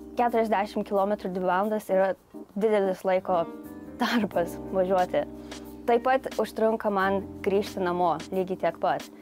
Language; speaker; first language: Lithuanian; native; Lithuanian